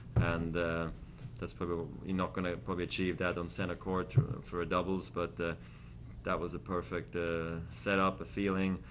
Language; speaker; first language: English; non-native, fluent; Swiss German